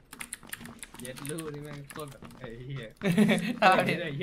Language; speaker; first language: English; non-native, learner; Thai